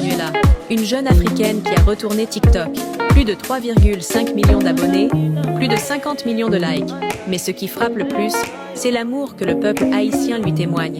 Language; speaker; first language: French; non-native, local second language; Haitian Creole